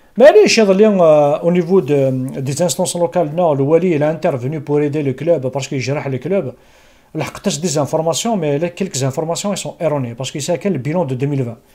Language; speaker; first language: French; non-native, local second language; Kabyle